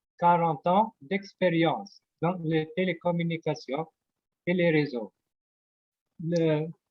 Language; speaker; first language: French; non-native, local second language; Arabic